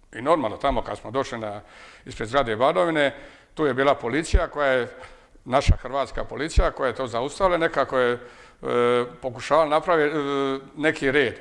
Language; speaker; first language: Croatian; native; Croatian